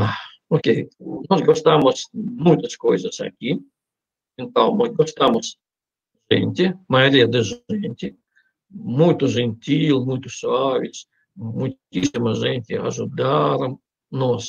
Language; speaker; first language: Portuguese; non-native, fluent; Russian